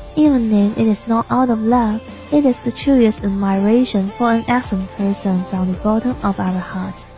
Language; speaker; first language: English; non-native, fluent; Chinese